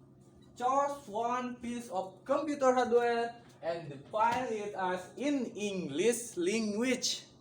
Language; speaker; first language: English; non-native, learner; Indonesian